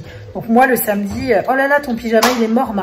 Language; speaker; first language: French; native; French